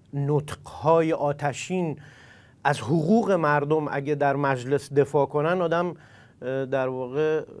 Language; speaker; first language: Persian; non-native, local second language; Central Kurdish